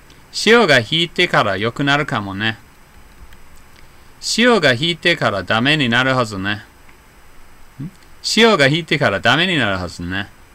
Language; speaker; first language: Japanese; non-native, fluent; English